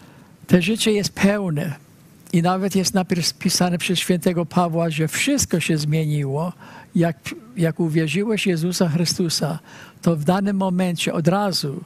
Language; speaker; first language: Polish; early bilingual, heritage; Polish